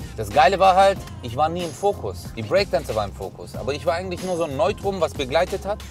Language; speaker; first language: German; early bilingual, other home language; Turkish